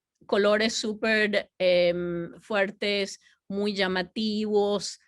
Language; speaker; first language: Spanish; non-native, fluent; English